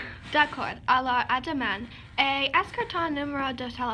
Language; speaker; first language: French; non-native, learner; English